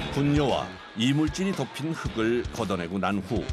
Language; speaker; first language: Korean; native; Korean